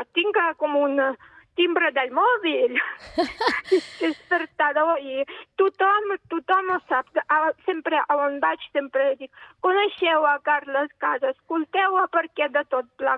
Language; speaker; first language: Catalan; non-native, fluent; Russian